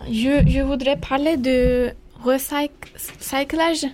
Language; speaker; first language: French; non-native, learner; Turkish